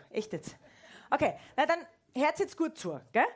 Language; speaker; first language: German; native; German